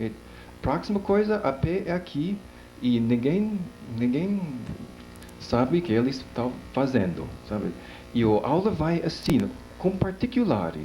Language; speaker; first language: Portuguese; non-native, fluent; English